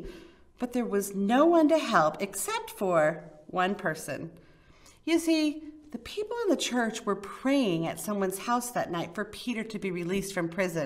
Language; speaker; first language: English; native; English